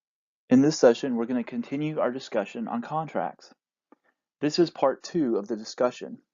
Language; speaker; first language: English; native; English